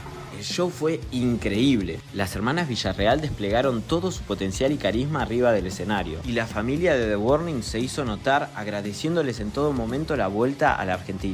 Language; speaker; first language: Spanish; native; Spanish